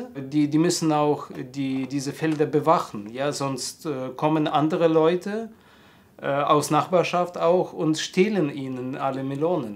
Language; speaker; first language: German; non-native, fluent; Russian